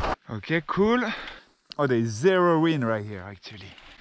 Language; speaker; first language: English; non-native, fluent; French